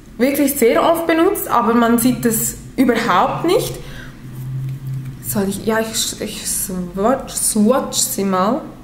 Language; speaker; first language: German; non-native, fluent; Italian